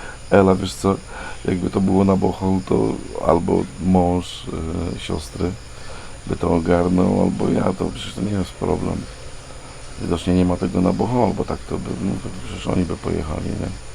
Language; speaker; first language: Polish; native; Polish